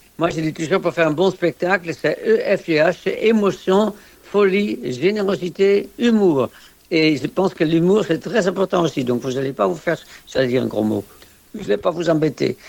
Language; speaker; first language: French; non-native, fluent; Dutch